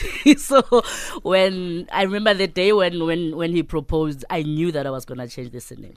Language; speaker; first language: English; non-native, local second language; Southern Sotho